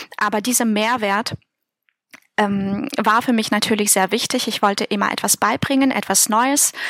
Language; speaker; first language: German; non-native, fluent; Russian